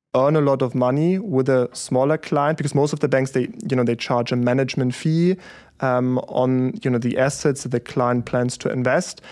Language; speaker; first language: English; early bilingual, other home language; German